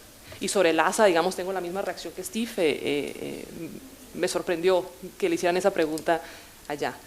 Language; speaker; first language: Spanish; native; Spanish